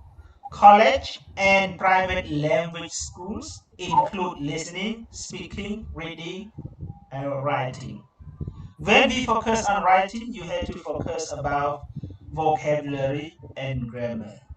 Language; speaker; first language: English; non-native, learner; Khmer